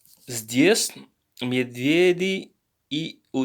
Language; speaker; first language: Russian; non-native, learner; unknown